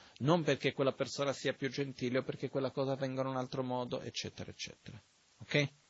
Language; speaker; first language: Italian; non-native, fluent; Portuguese